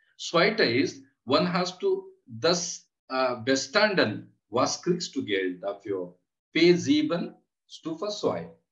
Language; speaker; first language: German; non-native, learner; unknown